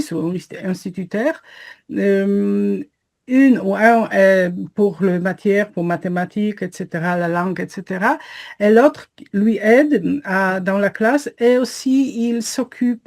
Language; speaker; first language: French; non-native, fluent; Polish